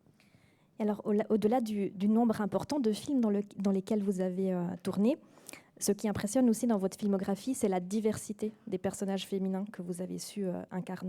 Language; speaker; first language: French; native; French